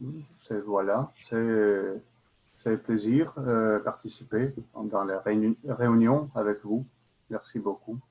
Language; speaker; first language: French; non-native, learner; Russian